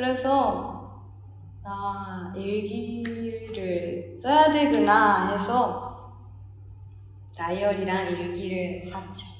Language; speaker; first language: Korean; non-native, fluent; Japanese